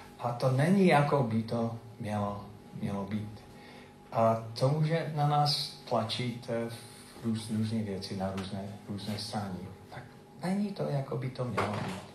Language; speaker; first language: Czech; non-native, fluent; English